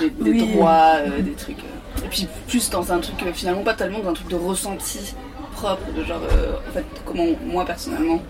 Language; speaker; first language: French; native; French